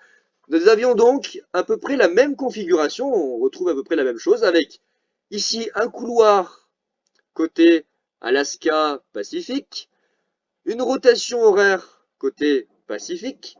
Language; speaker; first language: French; native; French